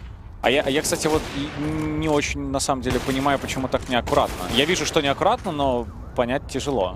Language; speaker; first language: Russian; native; Russian